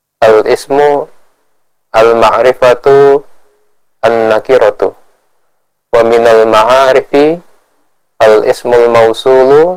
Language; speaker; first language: Arabic; non-native, fluent; Indonesian